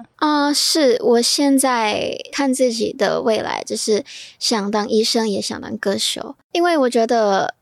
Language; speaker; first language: Chinese; non-native, fluent; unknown